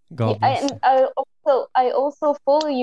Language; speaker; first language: English; non-native, local second language; Arabic